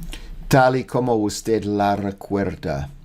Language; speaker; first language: Spanish; non-native, learner; English